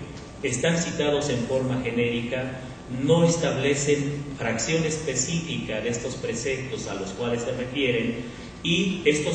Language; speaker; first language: Spanish; native; Spanish